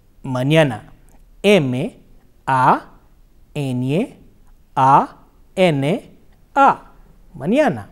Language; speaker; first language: Spanish; non-native, fluent; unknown